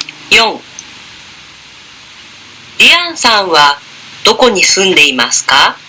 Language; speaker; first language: Japanese; non-native, learner; Indonesian